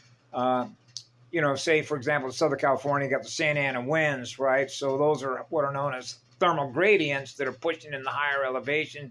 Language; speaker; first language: English; native; English